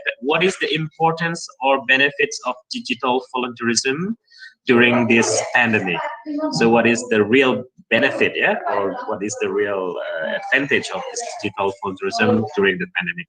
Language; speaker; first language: English; non-native, fluent; Indonesian